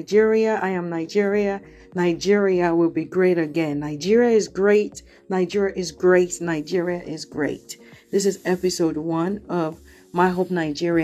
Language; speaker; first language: English; non-native, local second language; Yoruba